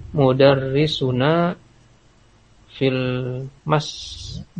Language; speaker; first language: Arabic; non-native, learner; Indonesian